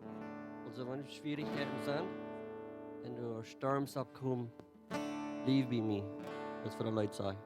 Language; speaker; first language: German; non-native, learner; Plautdietsch